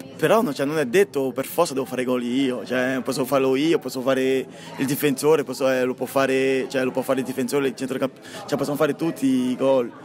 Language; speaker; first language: Italian; non-native, fluent; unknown